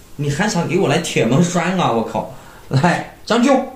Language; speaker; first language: Chinese; native; Chinese